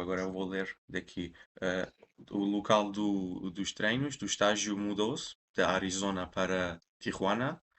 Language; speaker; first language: Portuguese; non-native, fluent; Persian